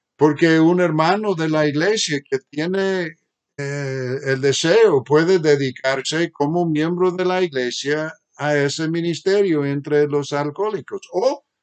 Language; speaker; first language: Spanish; non-native, fluent; English